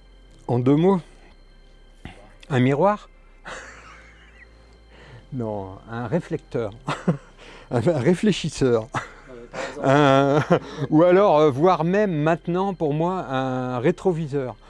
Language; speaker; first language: French; native; French